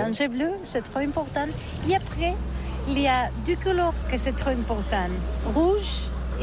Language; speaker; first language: French; non-native, learner; Catalan